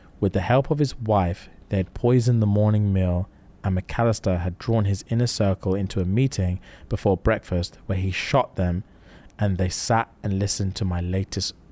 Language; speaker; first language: English; native; English